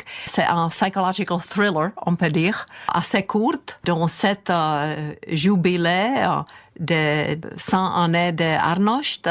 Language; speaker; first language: French; non-native, fluent; Czech